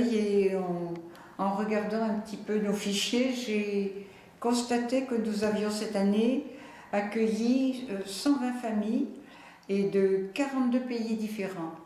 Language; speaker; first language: French; native; French